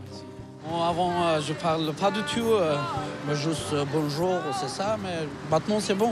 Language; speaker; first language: French; non-native, learner; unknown